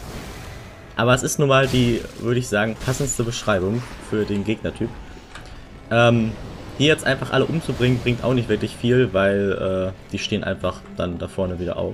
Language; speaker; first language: German; native; German